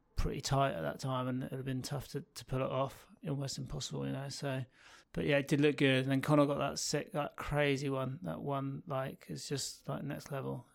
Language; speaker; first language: English; native; English